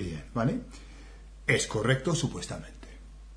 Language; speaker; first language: Spanish; non-native, fluent; English